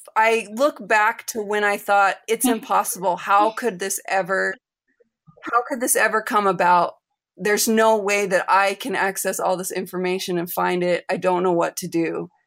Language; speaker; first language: English; native; English